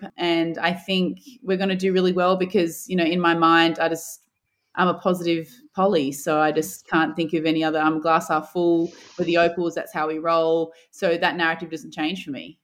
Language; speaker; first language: English; native; English